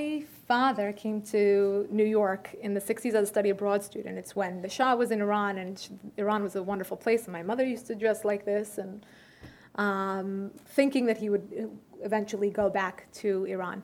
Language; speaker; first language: English; early bilingual, other home language; Persian